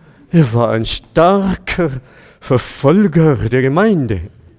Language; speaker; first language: German; non-native, fluent; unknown